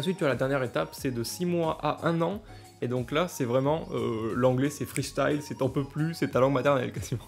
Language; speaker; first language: French; native; French